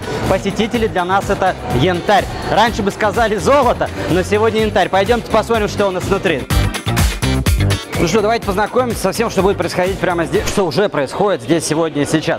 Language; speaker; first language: Russian; native; Russian